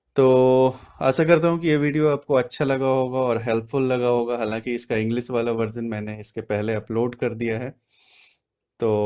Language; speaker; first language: Hindi; native; Hindi